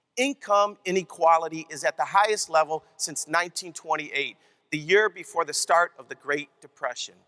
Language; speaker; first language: English; native; English